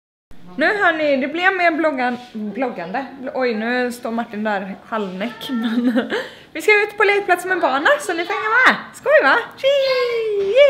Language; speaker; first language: Swedish; native; Swedish